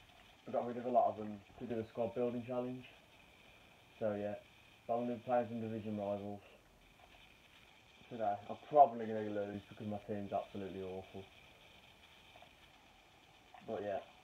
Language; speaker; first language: English; native; English